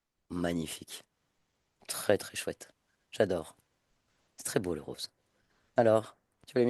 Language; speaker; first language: French; native; French